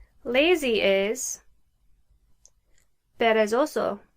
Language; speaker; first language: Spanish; non-native, fluent; English